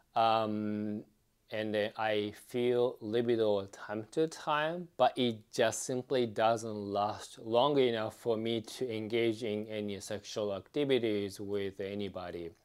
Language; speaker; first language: English; non-native, fluent; Japanese